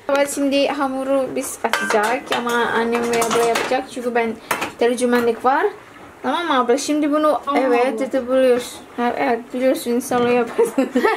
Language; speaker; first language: Turkish; non-native, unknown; Indonesian